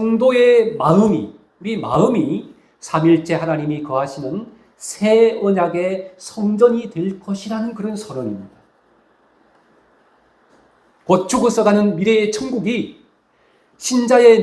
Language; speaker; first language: Korean; native; Korean